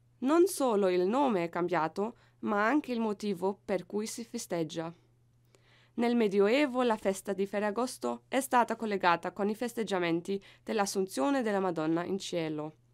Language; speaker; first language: Italian; non-native, learner; German